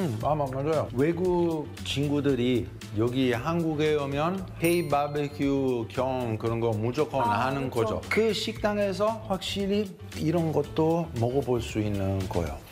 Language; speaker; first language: Korean; non-native, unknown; Italian